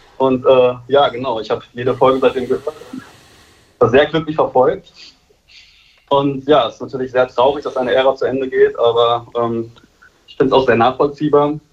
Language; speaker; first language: German; native; German